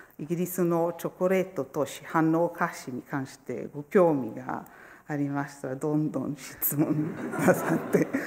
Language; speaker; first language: Japanese; non-native, fluent; Italian